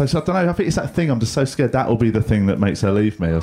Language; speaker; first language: English; native; English